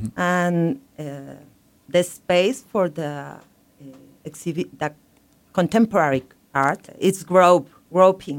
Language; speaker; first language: English; non-native, learner; Spanish